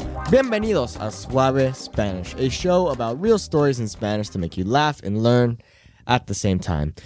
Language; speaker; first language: English; native; English